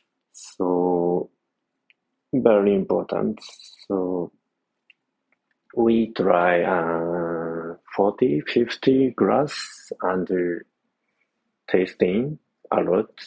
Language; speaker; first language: English; non-native, learner; Japanese